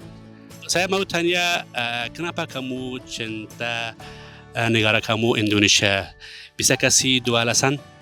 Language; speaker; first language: Indonesian; non-native, fluent; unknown